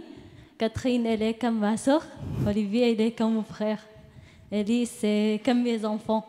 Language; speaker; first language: French; non-native, learner; Arabic